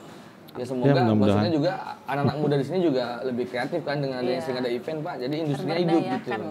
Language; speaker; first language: Indonesian; native; Indonesian